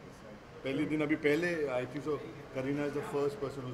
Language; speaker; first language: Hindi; native; Hindi